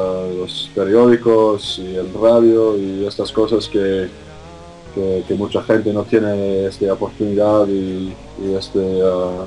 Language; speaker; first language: Spanish; non-native, fluent; English